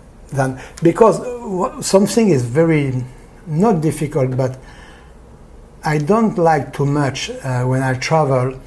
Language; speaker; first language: English; non-native, learner; French